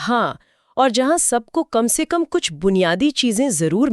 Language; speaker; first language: Hindi; native; Hindi